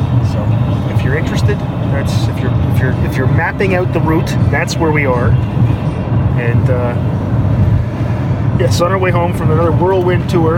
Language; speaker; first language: English; native; English